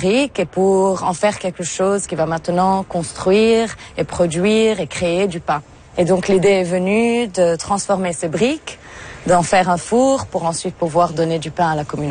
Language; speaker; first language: French; non-native, local second language; Arabic